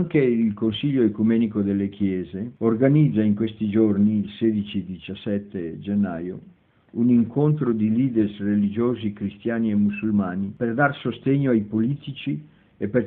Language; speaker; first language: Italian; native; Italian